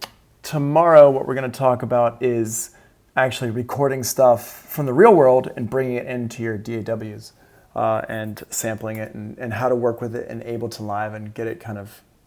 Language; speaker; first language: English; native; English